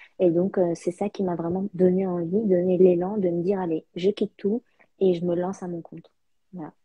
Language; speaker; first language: French; early bilingual, other home language; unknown